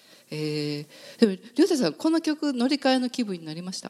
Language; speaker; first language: Japanese; native; Japanese